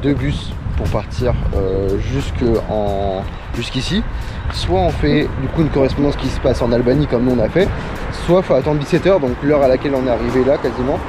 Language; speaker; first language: French; native; French